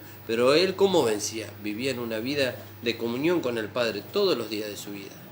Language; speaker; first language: Spanish; native; Spanish